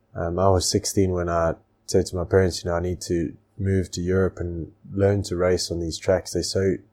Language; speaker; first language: English; native; English